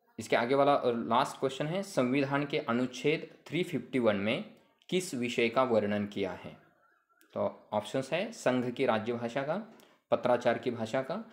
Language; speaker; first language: Hindi; non-native, local second language; Marathi